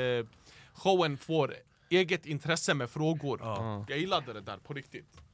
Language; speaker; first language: Swedish; early bilingual, other home language; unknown